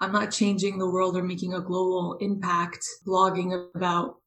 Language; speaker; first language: English; native; English